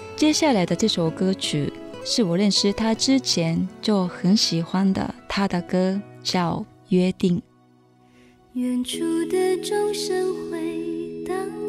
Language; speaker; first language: Chinese; non-native, fluent; Japanese